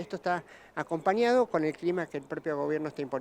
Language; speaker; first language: Spanish; native; Spanish